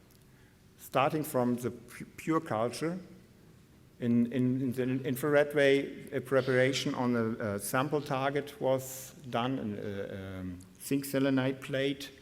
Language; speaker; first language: English; non-native, fluent; German